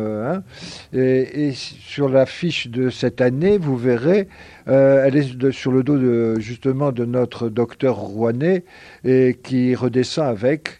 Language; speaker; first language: French; native; French